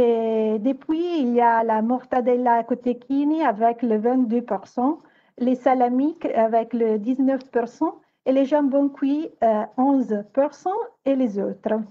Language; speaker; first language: French; non-native, fluent; Italian